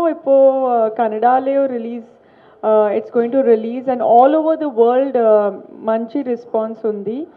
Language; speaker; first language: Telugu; non-native, learner; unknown